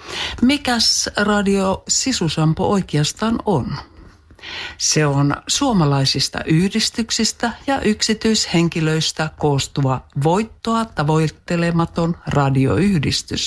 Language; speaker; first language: Finnish; native; Finnish